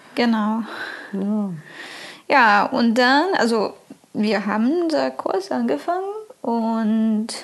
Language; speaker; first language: German; non-native, fluent; Portuguese